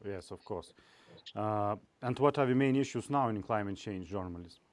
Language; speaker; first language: English; non-native, fluent; Lithuanian